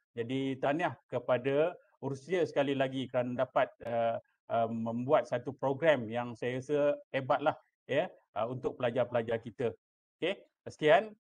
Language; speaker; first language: Malay; native; Malay